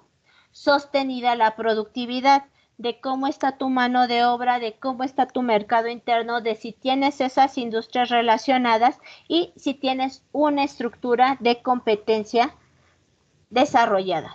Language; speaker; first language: Spanish; native; Spanish